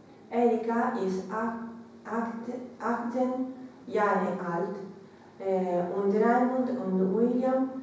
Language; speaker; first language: German; non-native, learner; Romanian